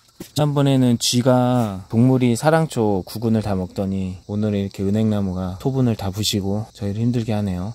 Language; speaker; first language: Korean; native; Korean